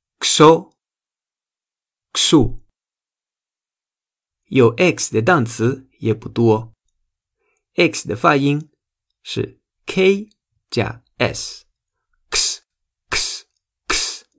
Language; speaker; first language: Chinese; non-native, fluent; Spanish